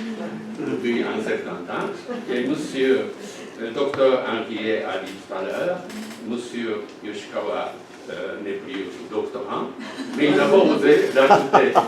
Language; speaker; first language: French; non-native, fluent; Japanese